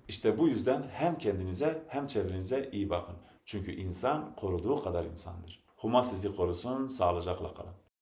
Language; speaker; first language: Turkish; non-native, local second language; Zaza